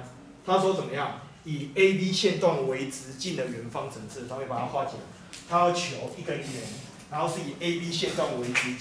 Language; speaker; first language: Chinese; native; Chinese